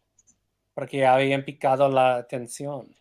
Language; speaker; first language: Spanish; non-native, fluent; English